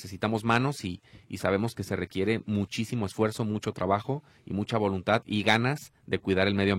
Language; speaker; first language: Spanish; native; Spanish